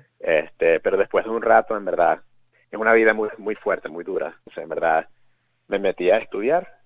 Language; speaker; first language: Spanish; early bilingual, heritage; Spanish